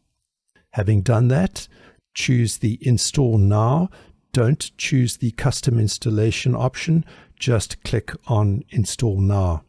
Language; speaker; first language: English; native; English